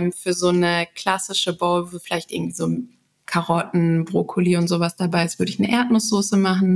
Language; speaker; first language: German; early bilingual, other home language; Serbian